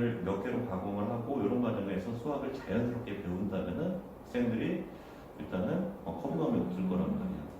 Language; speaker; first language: Korean; native; Korean